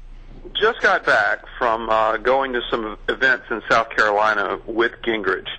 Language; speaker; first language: English; native; English